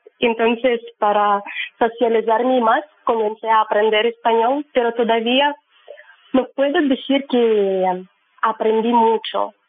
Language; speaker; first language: Spanish; non-native, learner; Russian